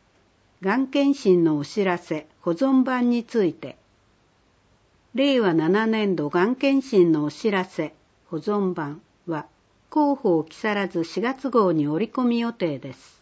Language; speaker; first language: Japanese; native; Japanese